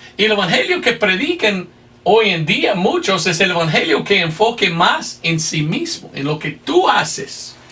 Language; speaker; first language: Spanish; non-native, fluent; English